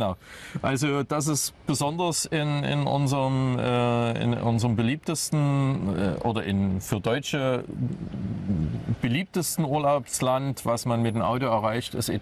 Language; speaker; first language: German; native; German